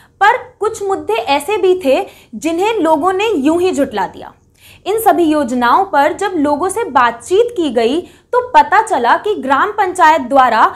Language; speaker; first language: Hindi; native; Hindi